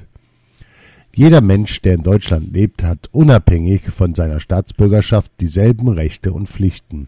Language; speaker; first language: German; early bilingual, other home language; Arabic